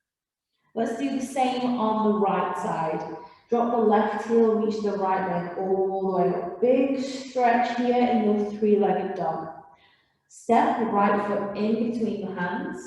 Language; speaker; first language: English; native; English